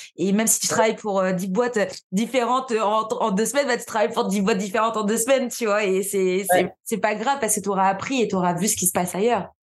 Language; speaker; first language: French; native; French